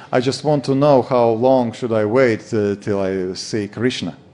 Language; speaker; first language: English; non-native, fluent; Latvian